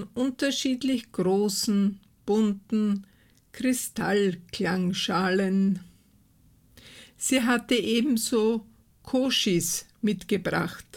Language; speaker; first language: German; native; German